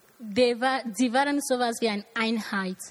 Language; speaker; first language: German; non-native, learner; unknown